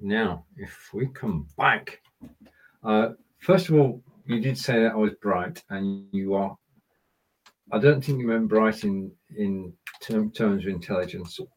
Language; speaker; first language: English; native; English